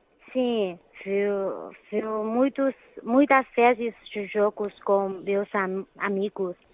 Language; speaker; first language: Portuguese; non-native, fluent; Chinese